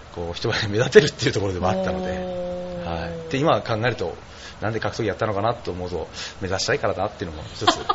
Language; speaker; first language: Japanese; native; Japanese